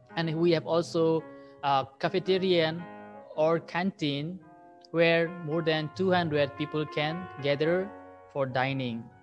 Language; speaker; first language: English; non-native, fluent; Burmese